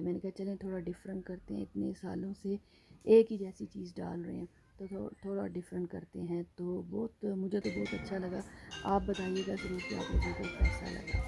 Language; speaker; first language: Urdu; native; Urdu